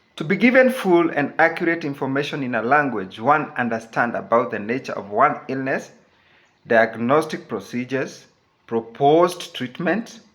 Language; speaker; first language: English; non-native, local second language; Swahili